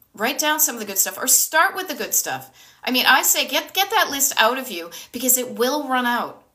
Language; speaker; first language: English; native; English